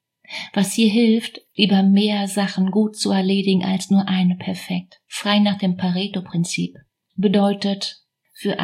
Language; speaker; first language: German; native; German